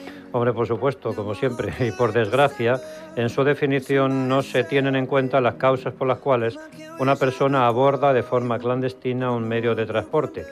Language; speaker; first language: Spanish; native; Spanish